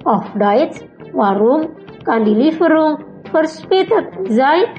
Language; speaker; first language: German; non-native, learner; Indonesian